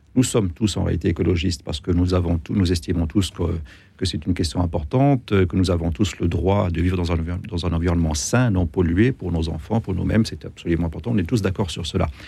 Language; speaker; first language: French; native; French